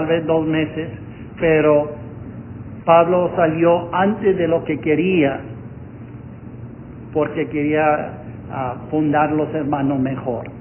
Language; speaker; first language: Spanish; non-native, fluent; English